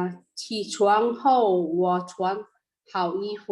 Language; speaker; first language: Chinese; non-native, learner; Indonesian